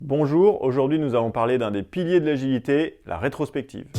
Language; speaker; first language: French; native; French